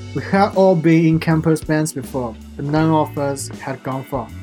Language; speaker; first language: English; non-native, fluent; Chinese